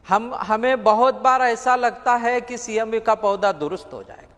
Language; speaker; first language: Hindi; non-native, local second language; Marathi